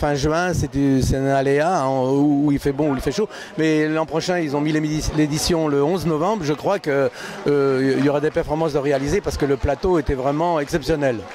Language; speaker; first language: French; native; French